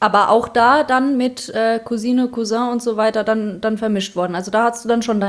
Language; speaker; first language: German; early bilingual, other home language; Russian